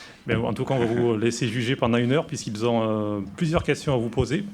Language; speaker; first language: French; native; French